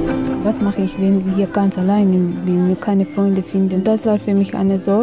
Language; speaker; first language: German; non-native, learner; Persian